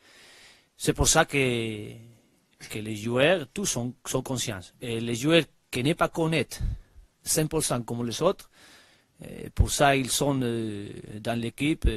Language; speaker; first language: French; non-native, learner; Spanish